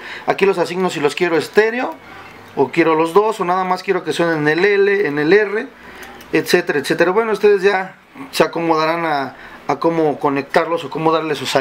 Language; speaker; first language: Spanish; native; Spanish